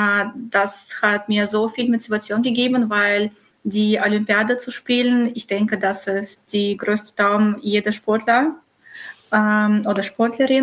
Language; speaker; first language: German; non-native, fluent; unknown